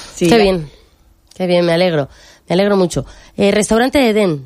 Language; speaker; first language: Spanish; native; Spanish